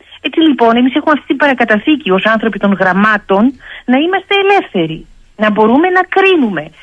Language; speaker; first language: Greek; native; Greek